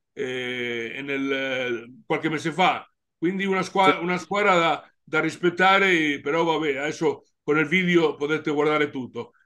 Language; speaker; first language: Italian; native; Italian